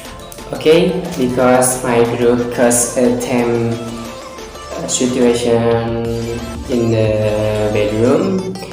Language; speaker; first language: English; non-native, learner; Indonesian